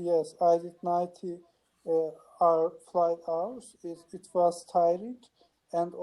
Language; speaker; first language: English; non-native, learner; Turkish